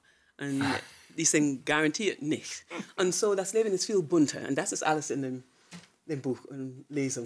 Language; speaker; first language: German; non-native, fluent; English